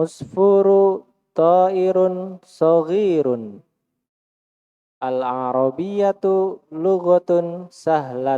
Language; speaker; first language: Arabic; non-native, learner; Indonesian